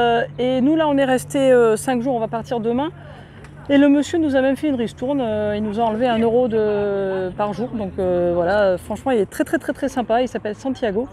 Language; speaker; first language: French; native; French